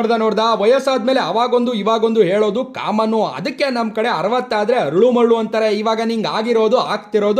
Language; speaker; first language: Kannada; native; Kannada